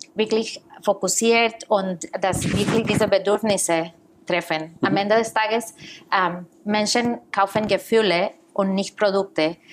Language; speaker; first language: German; non-native, fluent; Spanish